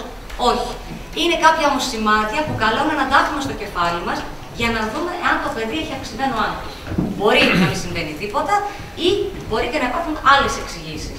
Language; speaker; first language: Greek; native; Greek